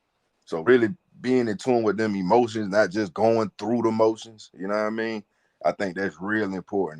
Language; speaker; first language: English; native; English